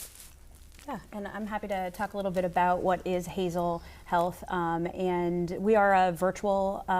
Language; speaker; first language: English; native; English